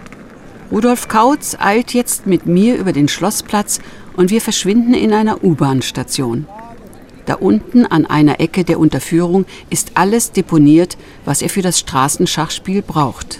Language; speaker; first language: German; native; German